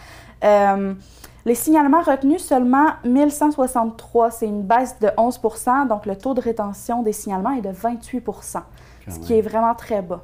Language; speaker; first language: French; native; French